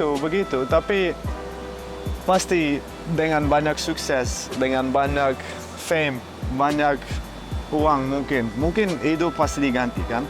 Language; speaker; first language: Indonesian; non-native, fluent; Dutch